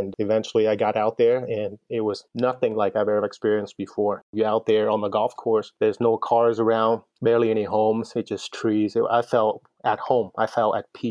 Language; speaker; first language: English; non-native, fluent; Vietnamese